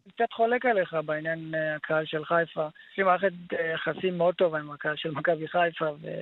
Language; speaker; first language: Hebrew; native; Hebrew